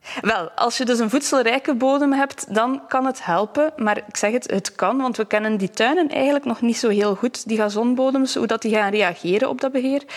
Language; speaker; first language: Dutch; native; Dutch